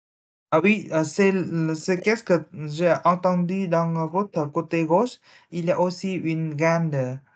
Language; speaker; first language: French; non-native, learner; Vietnamese